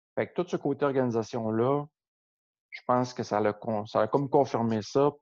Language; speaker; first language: French; native; French